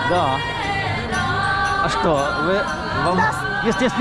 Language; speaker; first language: Russian; non-native, learner; Polish